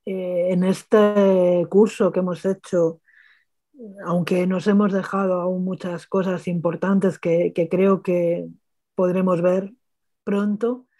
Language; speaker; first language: Spanish; native; Spanish